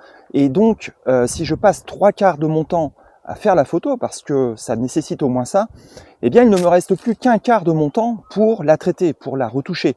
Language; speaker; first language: French; native; French